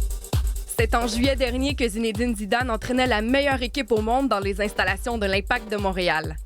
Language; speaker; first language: French; native; French